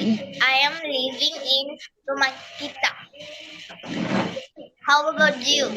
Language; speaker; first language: English; non-native, learner; Tamil